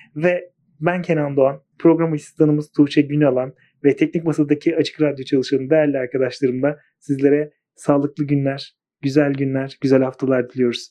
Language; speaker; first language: Turkish; native; Turkish